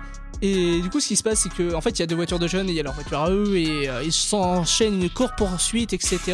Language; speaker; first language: French; native; French